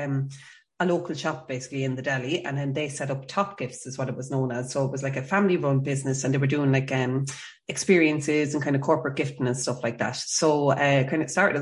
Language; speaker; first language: English; native; English